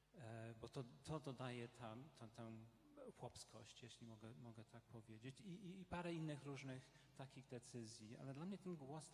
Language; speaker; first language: Polish; non-native, fluent; English